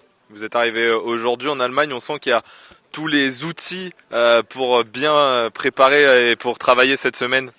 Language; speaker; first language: French; native; French